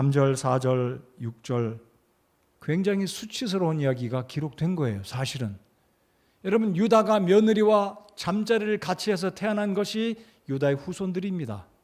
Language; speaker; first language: Korean; native; Korean